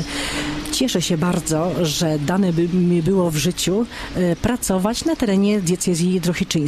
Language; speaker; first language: Polish; native; Polish